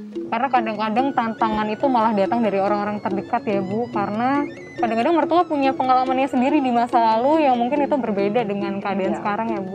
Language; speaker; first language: Indonesian; native; Indonesian